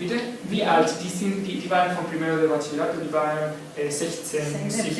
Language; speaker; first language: German; non-native, fluent; Spanish